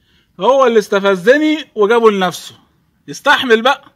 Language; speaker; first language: Arabic; native; Arabic